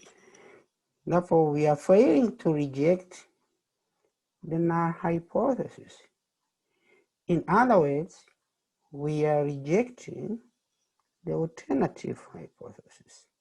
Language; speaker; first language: English; non-native, fluent; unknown